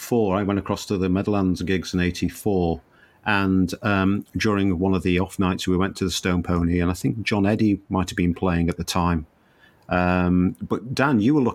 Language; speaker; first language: English; native; English